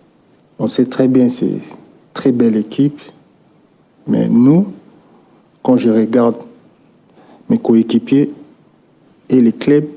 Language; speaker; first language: French; non-native, local second language; Lingala